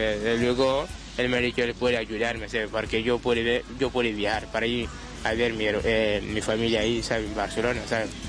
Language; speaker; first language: Spanish; non-native, learner; Wolof